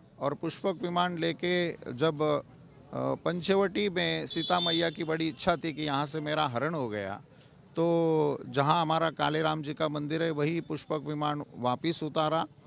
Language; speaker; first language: Hindi; non-native, local second language; Marathi